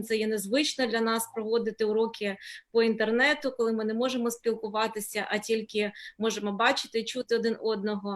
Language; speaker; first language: Ukrainian; native; Ukrainian